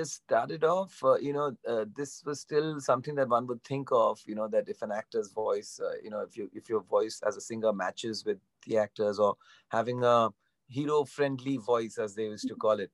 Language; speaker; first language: English; non-native, local second language; Bangla